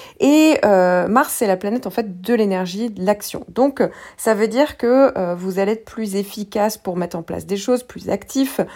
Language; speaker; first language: French; native; French